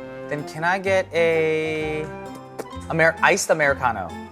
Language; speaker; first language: English; early bilingual, other home language; Korean